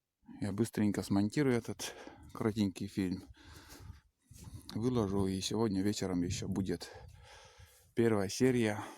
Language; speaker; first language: Russian; native; Russian